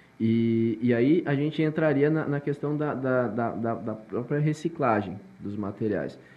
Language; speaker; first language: Portuguese; native; Portuguese